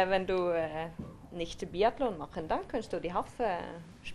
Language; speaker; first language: German; non-native, learner; Norwegian